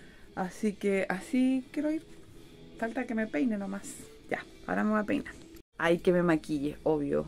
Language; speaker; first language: Spanish; native; Spanish